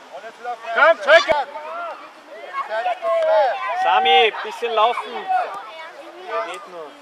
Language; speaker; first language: German; native; German